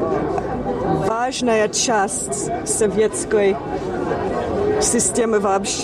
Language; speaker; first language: Russian; non-native, fluent; English